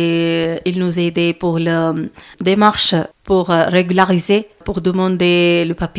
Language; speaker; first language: French; non-native, learner; Malayalam